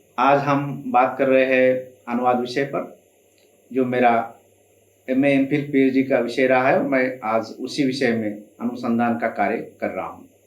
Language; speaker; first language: Hindi; non-native, local second language; Marathi